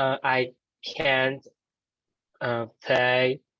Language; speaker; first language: English; non-native, learner; Chinese